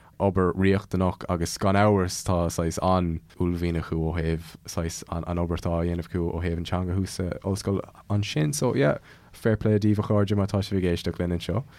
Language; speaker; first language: Irish; non-native, local second language; English